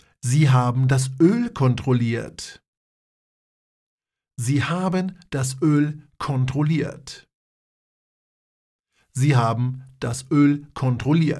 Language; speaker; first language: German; non-native, fluent; Polish